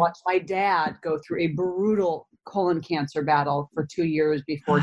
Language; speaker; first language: English; native; English